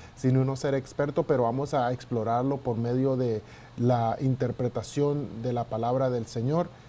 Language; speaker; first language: Spanish; native; Spanish